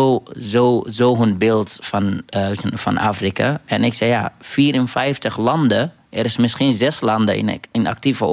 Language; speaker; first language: Dutch; non-native, fluent; Arabic